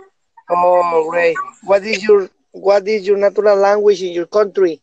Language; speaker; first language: English; non-native, learner; Spanish